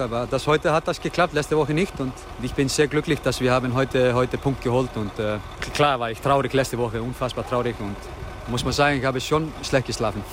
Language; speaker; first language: German; non-native, fluent; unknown